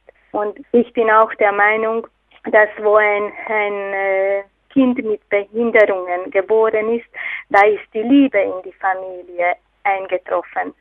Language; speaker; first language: German; non-native, fluent; Hungarian